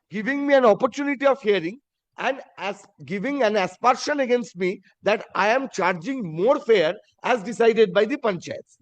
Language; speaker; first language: English; non-native, local second language; Bangla